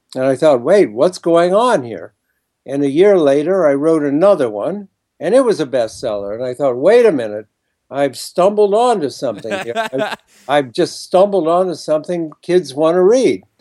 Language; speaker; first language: English; native; English